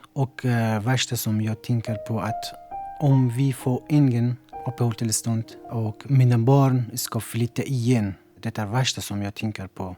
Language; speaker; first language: Swedish; non-native, learner; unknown